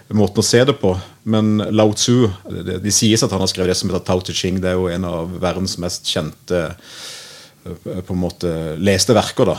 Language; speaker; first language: Norwegian; native; Norwegian